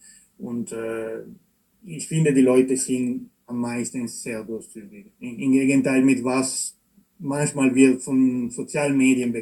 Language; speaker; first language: German; non-native, fluent; Italian